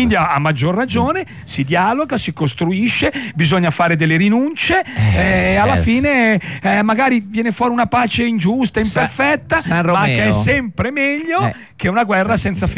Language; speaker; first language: Italian; native; Italian